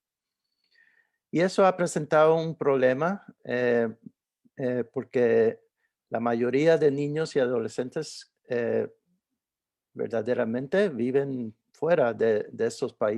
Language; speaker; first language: Spanish; early bilingual, heritage; Spanish